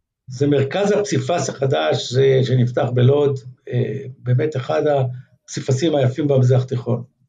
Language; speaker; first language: Hebrew; native; Hebrew